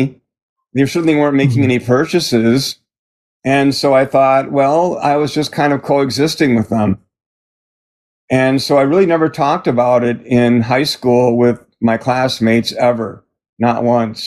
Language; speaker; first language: English; native; English